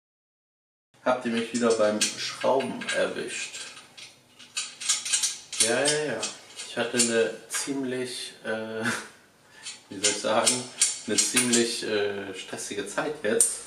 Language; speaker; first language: German; native; German